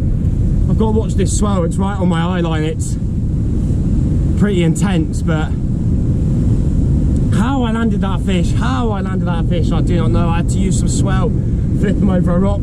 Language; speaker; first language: English; native; English